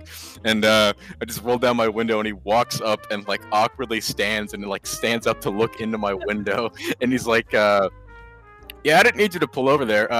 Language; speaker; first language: English; native; English